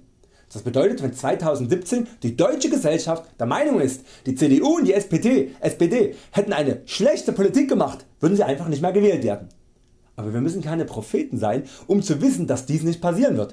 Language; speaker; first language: German; native; German